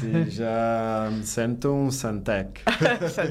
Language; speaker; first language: Catalan; non-native, learner; Portuguese